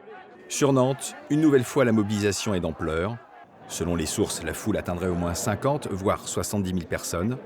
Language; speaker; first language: French; native; French